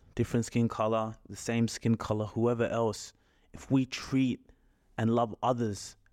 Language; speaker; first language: English; native; English